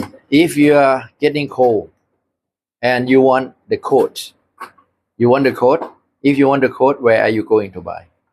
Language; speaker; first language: English; non-native, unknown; Thai